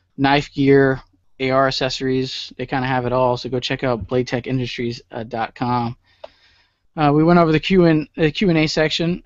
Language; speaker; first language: English; native; English